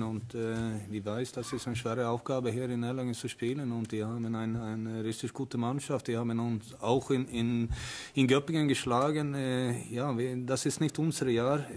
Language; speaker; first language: German; non-native, fluent; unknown